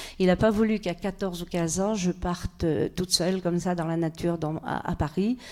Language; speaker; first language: French; early bilingual, other home language; Polish